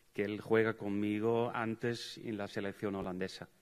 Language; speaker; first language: Spanish; non-native, fluent; Dutch